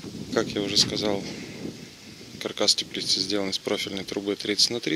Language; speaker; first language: Russian; native; Russian